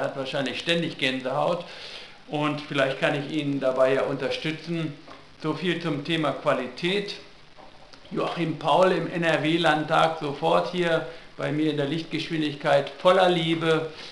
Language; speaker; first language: German; native; German